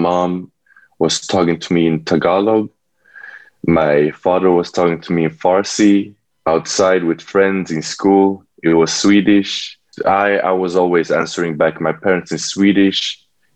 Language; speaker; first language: English; non-native, fluent; Swedish